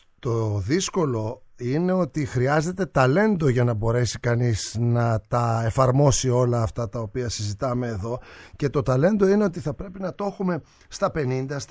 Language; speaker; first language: Greek; native; Greek